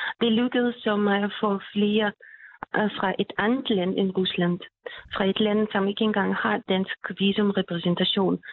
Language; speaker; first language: Danish; non-native, fluent; Russian